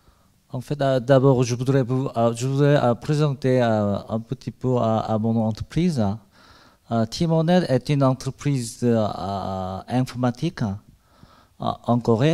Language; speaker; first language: French; non-native, learner; Korean